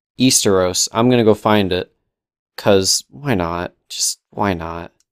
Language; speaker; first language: English; native; English